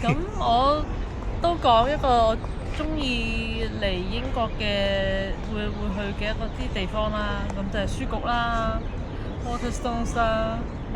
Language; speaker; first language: Cantonese; native; Cantonese